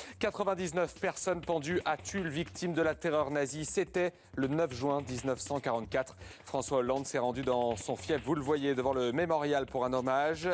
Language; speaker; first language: French; native; French